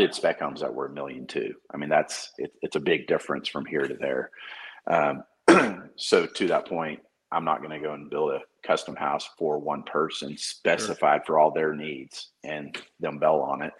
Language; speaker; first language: English; native; English